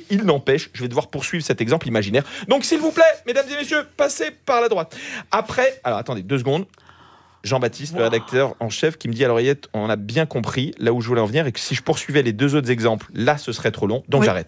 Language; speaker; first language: French; native; French